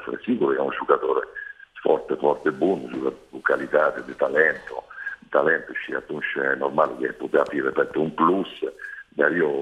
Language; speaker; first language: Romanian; non-native, fluent; Italian